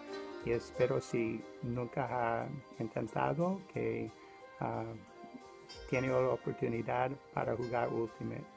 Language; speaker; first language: Spanish; non-native, learner; English